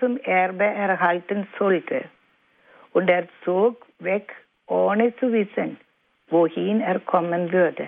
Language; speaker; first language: German; non-native, fluent; Malayalam